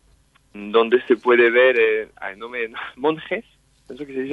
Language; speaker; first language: Spanish; non-native, fluent; French